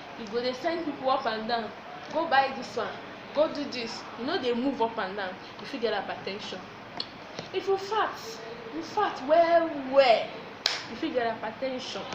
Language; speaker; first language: Nigerian Pidgin; non-native, local second language; Yoruba